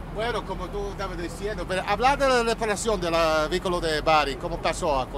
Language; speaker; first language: Spanish; non-native, learner; English